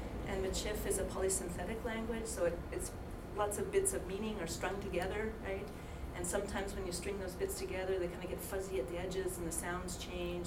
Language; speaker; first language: English; native; English